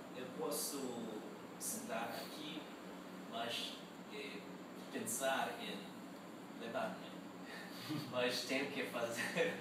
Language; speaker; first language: Portuguese; non-native, learner; Spanish